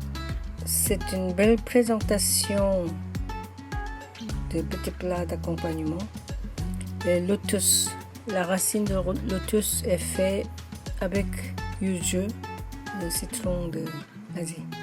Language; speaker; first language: French; non-native, fluent; Korean